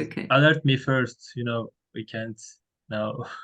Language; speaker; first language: English; non-native, learner; Turkish